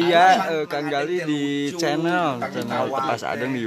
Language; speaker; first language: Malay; non-native, local second language; Sundanese